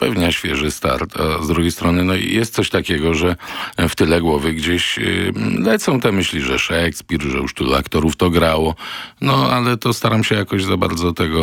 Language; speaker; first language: Polish; non-native, local second language; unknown